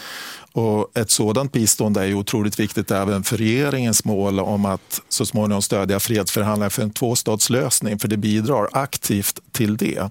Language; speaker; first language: Swedish; native; Swedish